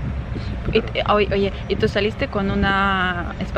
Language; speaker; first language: Spanish; non-native, fluent; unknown